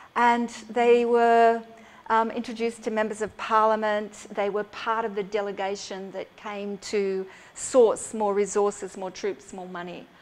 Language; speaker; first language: English; native; English